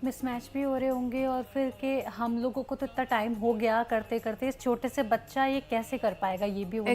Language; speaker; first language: Hindi; native; Hindi